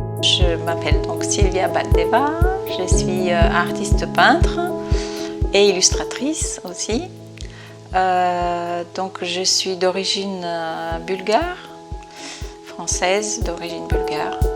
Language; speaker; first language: French; non-native, fluent; Bulgarian